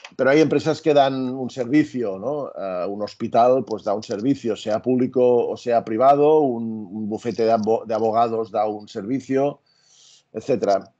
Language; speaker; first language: Spanish; native; Spanish